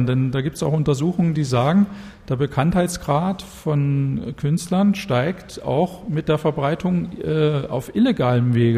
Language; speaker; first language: German; native; German